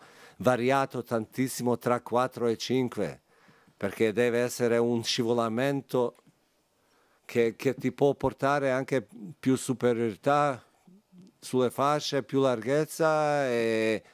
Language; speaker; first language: Italian; non-native, fluent; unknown